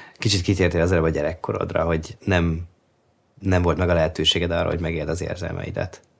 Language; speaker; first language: Hungarian; native; Hungarian